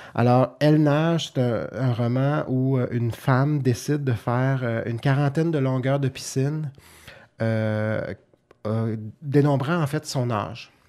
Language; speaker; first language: French; native; French